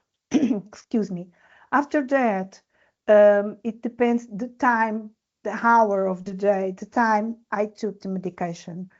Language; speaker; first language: English; non-native, learner; Portuguese